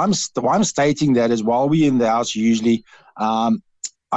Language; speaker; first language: English; non-native, local second language; Dutch